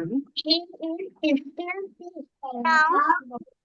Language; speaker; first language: English; non-native, learner; Bangla